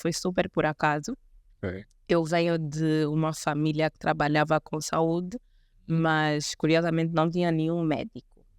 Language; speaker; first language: Portuguese; native; Portuguese